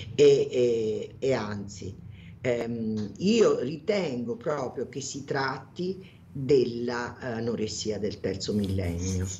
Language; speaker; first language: Italian; native; Italian